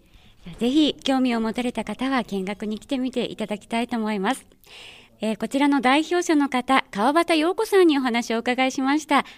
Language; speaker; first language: Japanese; native; Japanese